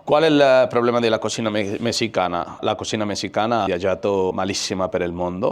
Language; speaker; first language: Italian; non-native, learner; Spanish